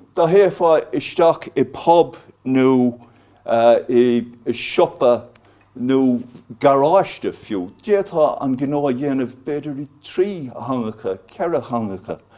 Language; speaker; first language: Irish; non-native, local second language; English